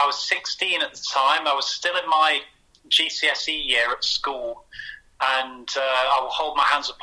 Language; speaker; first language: English; native; English